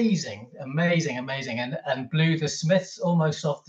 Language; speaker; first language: English; native; English